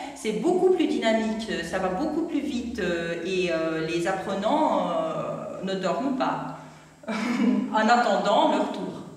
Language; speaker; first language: French; non-native, fluent; Russian